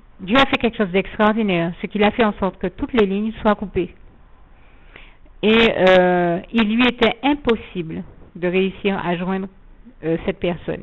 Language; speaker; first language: French; native; French